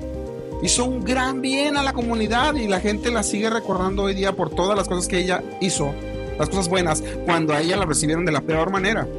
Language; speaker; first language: Spanish; native; Spanish